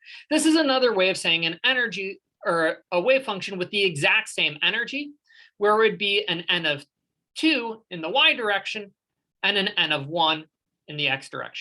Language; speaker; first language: English; native; English